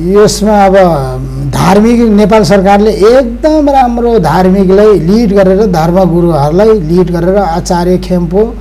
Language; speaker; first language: Nepali; non-native, local second language; Eastern Tamang